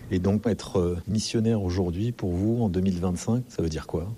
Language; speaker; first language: French; native; French